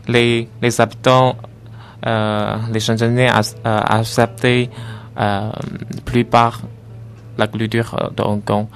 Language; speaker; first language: French; non-native, learner; Chinese